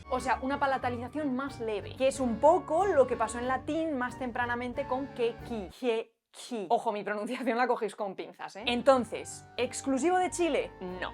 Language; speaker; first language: Spanish; native; Spanish